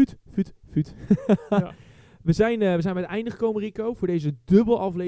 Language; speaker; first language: Dutch; native; Dutch